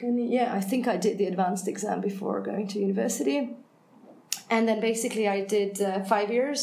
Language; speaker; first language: English; non-native, fluent; Hungarian